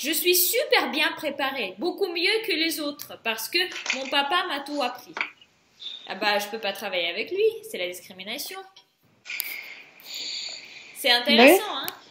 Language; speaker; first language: French; non-native, fluent; Russian